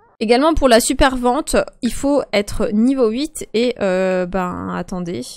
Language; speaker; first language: French; native; French